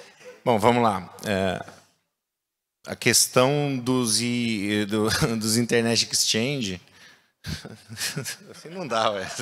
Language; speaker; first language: Portuguese; native; Portuguese